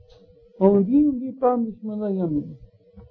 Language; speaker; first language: Hebrew; non-native, learner; Russian